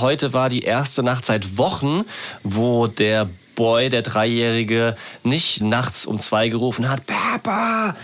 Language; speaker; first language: German; native; German